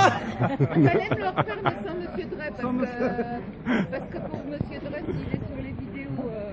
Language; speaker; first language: French; native; French